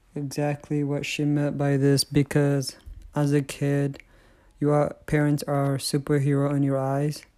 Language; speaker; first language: English; non-native, fluent; Tigrinya